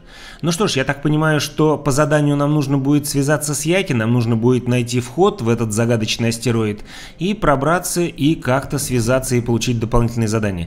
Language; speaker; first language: Russian; native; Russian